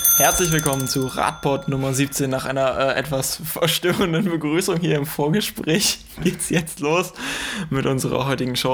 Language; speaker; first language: German; native; German